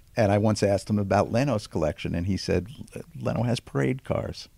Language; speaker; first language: English; native; English